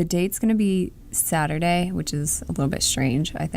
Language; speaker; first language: English; native; English